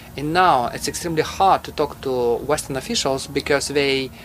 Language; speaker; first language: English; non-native, fluent; Russian